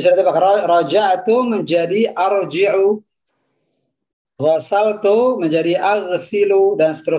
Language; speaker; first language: Indonesian; native; Indonesian